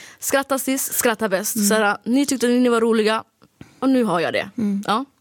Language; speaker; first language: Swedish; early bilingual, other home language; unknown